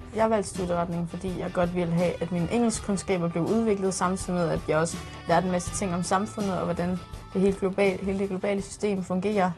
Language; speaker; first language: Danish; native; Danish